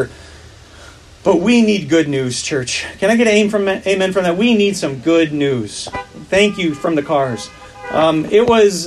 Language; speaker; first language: English; native; English